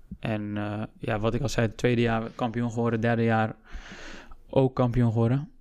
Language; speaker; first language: Dutch; early bilingual, other home language; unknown